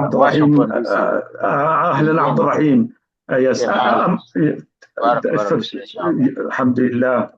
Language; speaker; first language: Arabic; native; Arabic